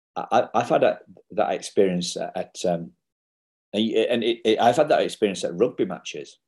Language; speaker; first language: English; native; English